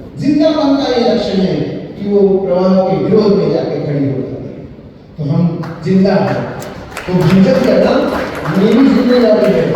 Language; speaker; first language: Hindi; non-native, local second language; Marathi